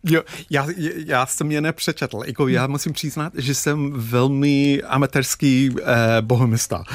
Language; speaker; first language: Czech; non-native, fluent; English